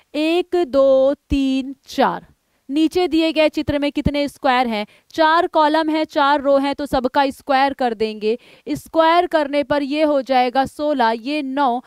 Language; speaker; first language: Hindi; native; Hindi